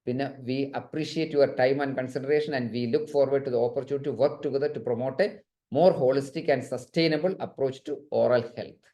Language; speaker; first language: English; non-native, local second language; Malayalam